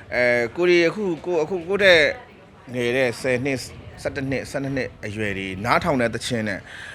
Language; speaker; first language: Burmese; non-native, local second language; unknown